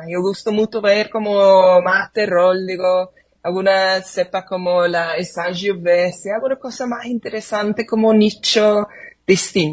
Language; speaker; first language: Portuguese; non-native, fluent; English